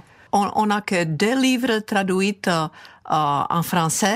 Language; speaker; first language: French; non-native, fluent; Czech